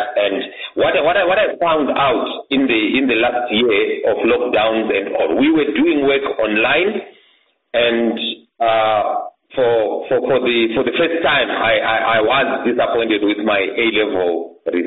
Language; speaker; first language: English; non-native, local second language; Shona